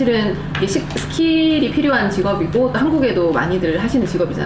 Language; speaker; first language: Korean; native; Korean